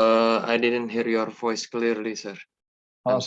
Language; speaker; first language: English; non-native, learner; Indonesian